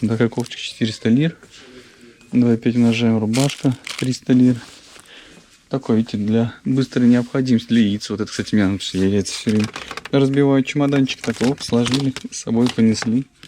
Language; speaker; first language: Russian; native; Russian